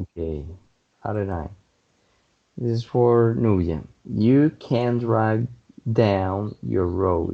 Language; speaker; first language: English; non-native, fluent; Spanish